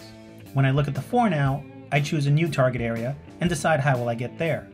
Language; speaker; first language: English; native; English